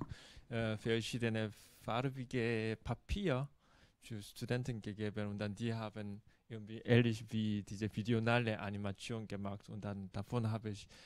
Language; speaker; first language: German; non-native, fluent; Korean